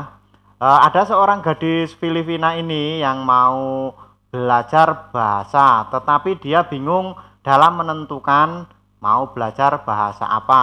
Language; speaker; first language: Indonesian; native; Indonesian